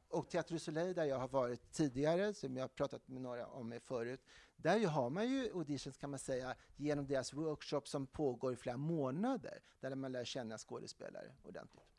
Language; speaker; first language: Swedish; native; Swedish